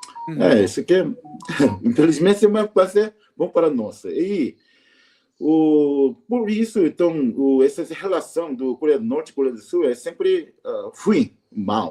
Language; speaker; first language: Portuguese; non-native, learner; Korean